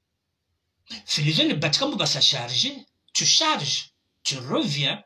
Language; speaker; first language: French; non-native, local second language; Lingala